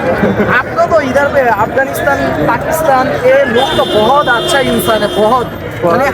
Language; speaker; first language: Hindi; non-native, learner; Bangla